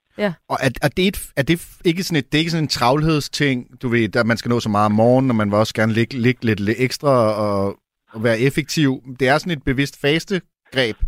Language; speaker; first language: Danish; native; Danish